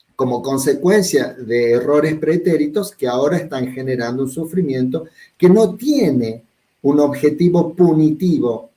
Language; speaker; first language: Spanish; native; Spanish